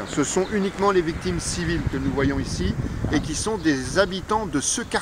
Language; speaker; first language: French; native; French